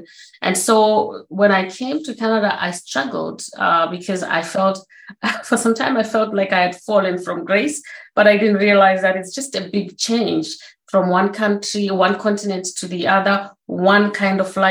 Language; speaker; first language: English; non-native, local second language; Shona